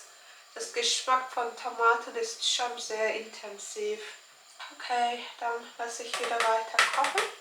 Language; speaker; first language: German; non-native, learner; Turkish